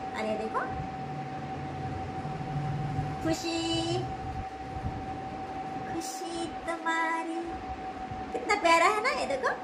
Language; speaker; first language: Hindi; non-native, local second language; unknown